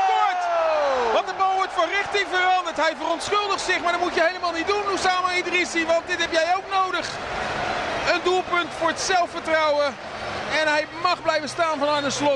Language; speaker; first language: Dutch; native; Dutch